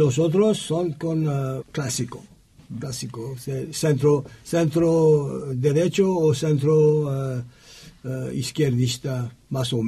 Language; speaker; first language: Spanish; non-native, learner; French